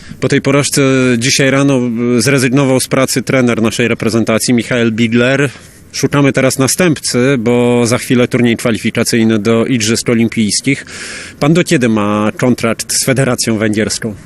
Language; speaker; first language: Polish; native; Polish